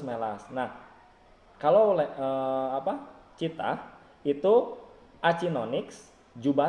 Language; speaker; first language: Indonesian; native; Indonesian